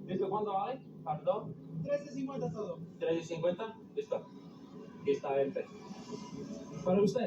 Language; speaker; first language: Spanish; non-native, learner; English